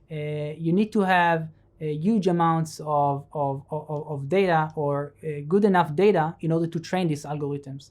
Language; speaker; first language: English; non-native, fluent; Hebrew